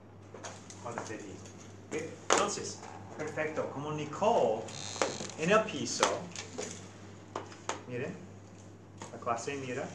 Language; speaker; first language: Spanish; non-native, fluent; English